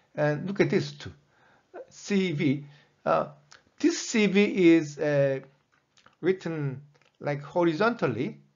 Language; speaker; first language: English; non-native, fluent; Korean